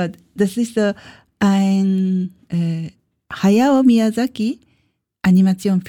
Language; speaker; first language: German; non-native, learner; Japanese